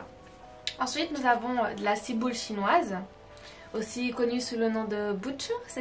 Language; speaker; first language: French; native; French